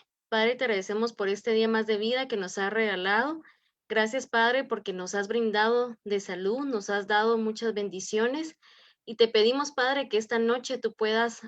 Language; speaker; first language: Spanish; native; Spanish